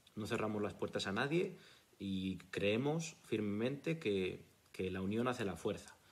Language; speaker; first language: Spanish; native; Spanish